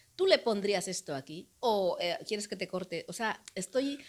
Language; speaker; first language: Spanish; native; Spanish